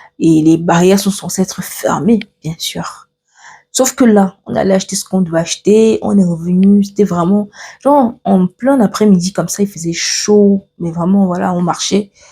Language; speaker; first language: French; early bilingual, other home language; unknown